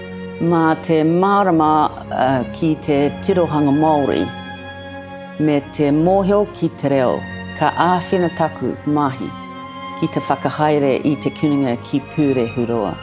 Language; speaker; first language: Māori; non-native, learner; English